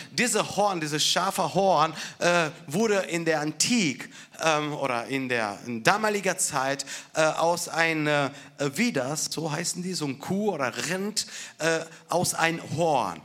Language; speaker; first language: German; non-native, fluent; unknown